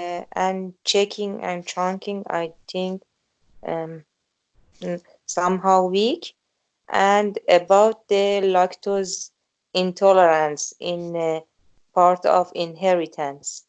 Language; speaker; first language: English; non-native, learner; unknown